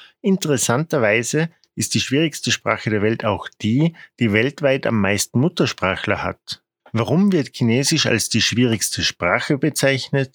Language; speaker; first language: German; non-native, fluent; Korean